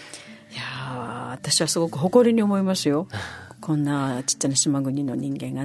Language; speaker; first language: Japanese; native; Japanese